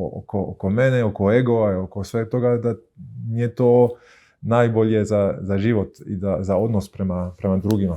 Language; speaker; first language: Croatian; early bilingual, heritage; Croatian